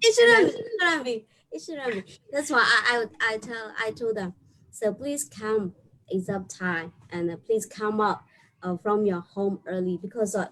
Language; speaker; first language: English; non-native, learner; Burmese